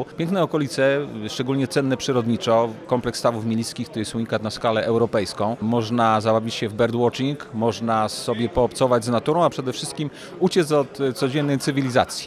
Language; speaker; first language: Polish; native; Polish